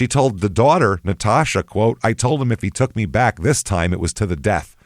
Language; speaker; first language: English; native; English